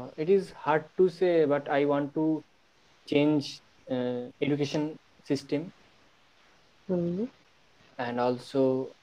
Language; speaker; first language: English; non-native, local second language; Bangla